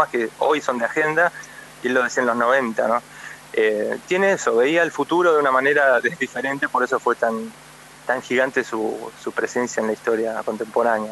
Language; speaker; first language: Spanish; native; Spanish